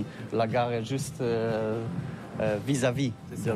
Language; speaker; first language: French; non-native, learner; Polish